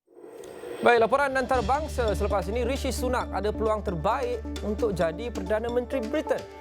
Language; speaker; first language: Malay; native; Malay